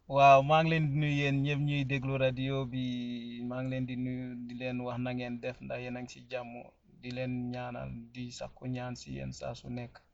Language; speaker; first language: Italian; non-native, learner; Fula